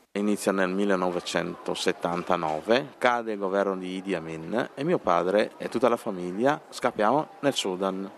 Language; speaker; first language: Italian; non-native, fluent; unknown